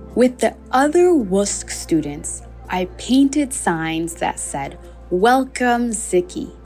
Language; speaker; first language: English; native; English